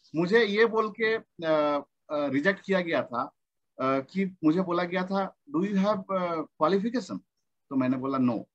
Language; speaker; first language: Hindi; native; Hindi